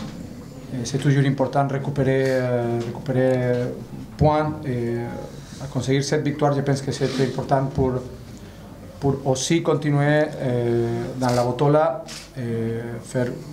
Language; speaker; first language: French; non-native, fluent; Spanish